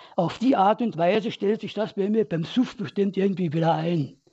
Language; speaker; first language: German; native; German